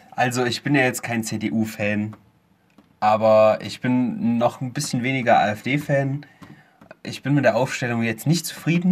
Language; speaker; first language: German; native; German